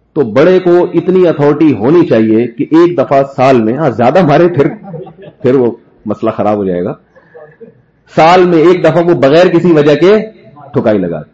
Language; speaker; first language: Urdu; native; Urdu